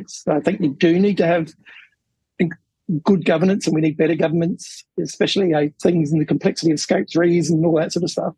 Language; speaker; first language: English; native; English